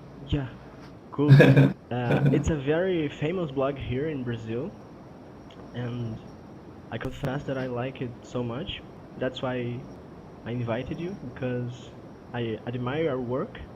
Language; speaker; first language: English; non-native, fluent; Portuguese